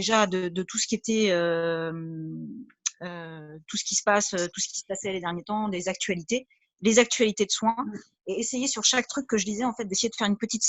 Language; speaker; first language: French; native; French